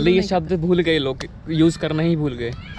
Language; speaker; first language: Hindi; native; Hindi